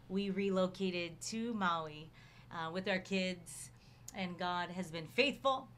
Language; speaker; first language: English; native; English